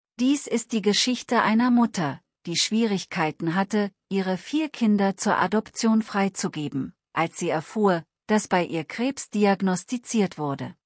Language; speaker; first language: German; non-native, learner; Telugu